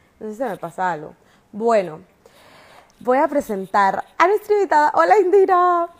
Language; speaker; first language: Spanish; native; Spanish